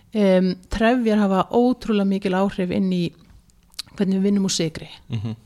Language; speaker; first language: Icelandic; early bilingual, heritage; Icelandic